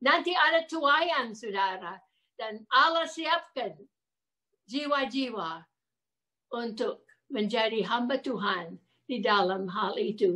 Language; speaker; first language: Indonesian; non-native, fluent; English